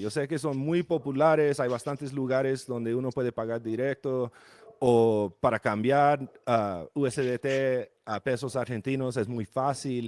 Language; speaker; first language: Spanish; non-native, fluent; English